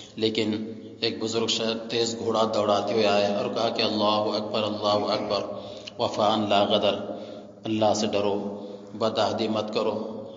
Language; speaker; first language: Urdu; native; Urdu